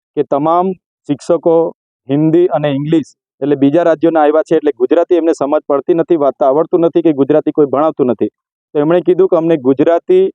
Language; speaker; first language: Gujarati; native; Gujarati